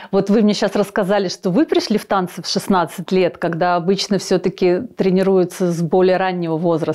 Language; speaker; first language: Russian; native; Russian